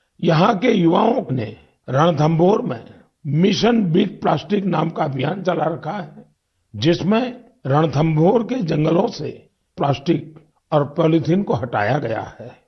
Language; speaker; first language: Hindi; non-native, local second language; Gujarati